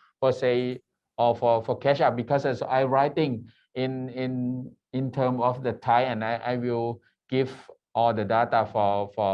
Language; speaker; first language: English; non-native, learner; Thai